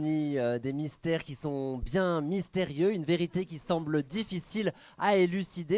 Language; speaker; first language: French; native; French